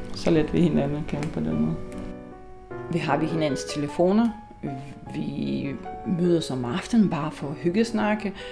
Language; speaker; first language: Danish; non-native, fluent; Lithuanian